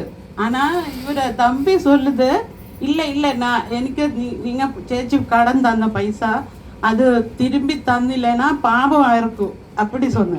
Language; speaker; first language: Tamil; non-native, learner; Malayalam